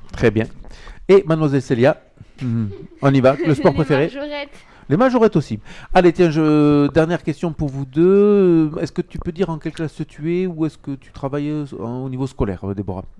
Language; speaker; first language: French; native; French